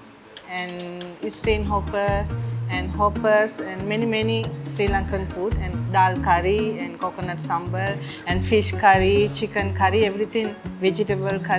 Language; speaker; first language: English; non-native, learner; Sinhala